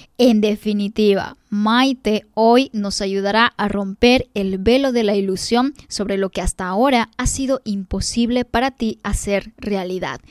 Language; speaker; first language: Spanish; native; Spanish